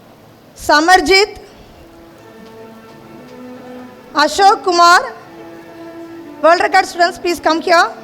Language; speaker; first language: Tamil; native; Tamil